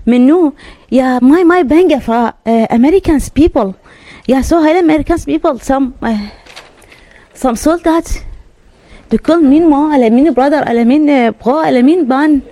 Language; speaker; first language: Danish; non-native, learner; Arabic